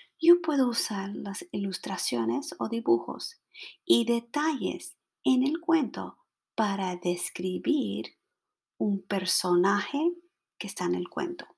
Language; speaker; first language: Spanish; non-native, fluent; English